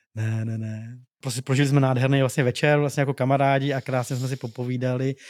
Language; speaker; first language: Czech; native; Czech